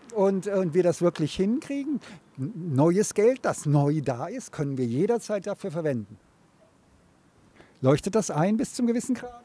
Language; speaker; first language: German; native; German